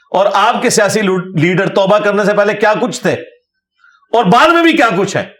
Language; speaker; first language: Urdu; non-native, local second language; Punjabi